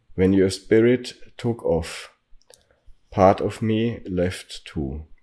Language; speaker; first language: English; non-native, learner; German